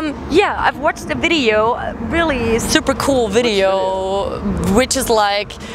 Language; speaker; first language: English; non-native, fluent; German